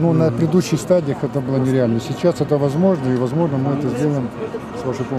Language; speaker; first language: Russian; native; Russian